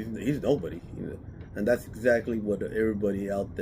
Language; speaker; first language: English; native; English